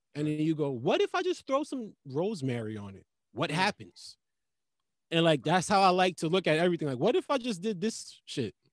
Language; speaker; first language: English; native; English